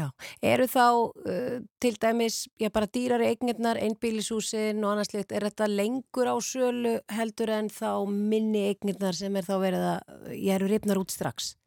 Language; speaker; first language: Icelandic; native; Icelandic